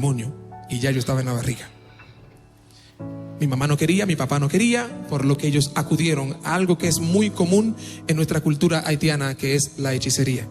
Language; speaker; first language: Spanish; non-native, fluent; Haitian Creole